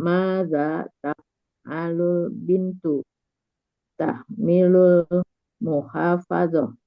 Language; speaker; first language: Arabic; non-native, learner; Indonesian